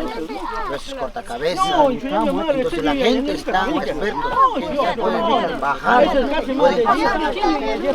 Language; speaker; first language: Spanish; non-native, local second language; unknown